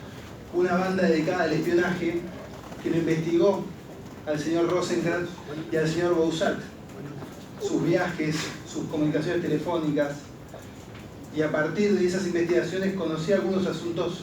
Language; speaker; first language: Spanish; native; Spanish